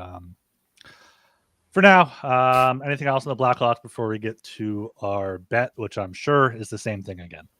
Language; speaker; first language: English; native; English